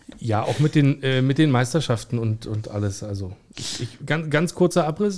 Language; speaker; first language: German; native; German